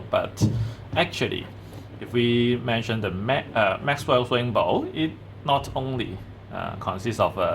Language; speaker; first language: English; non-native, fluent; Chinese